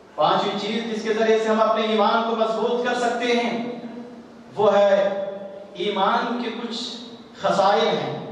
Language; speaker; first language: Urdu; native; Urdu